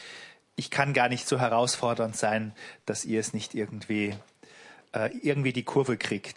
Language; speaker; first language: German; native; German